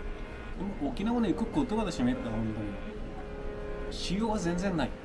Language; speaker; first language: Japanese; non-native, learner; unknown